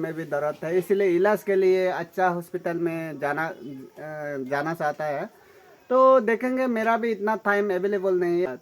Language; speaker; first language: Hindi; non-native, local second language; Mizo